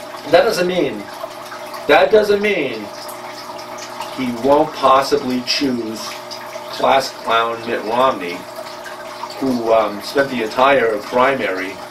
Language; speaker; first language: English; native; English